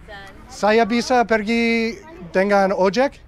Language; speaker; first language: Indonesian; non-native, learner; English